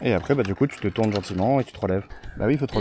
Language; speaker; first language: French; native; French